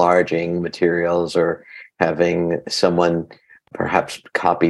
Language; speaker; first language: English; early bilingual, other home language; Greek